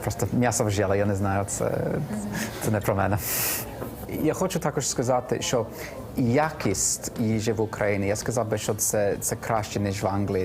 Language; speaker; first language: Ukrainian; non-native, fluent; English